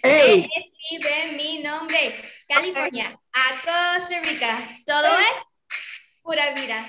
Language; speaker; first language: Spanish; non-native, learner; English